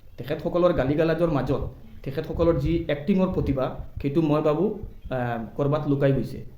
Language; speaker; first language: Assamese; non-native, local second language; Bangla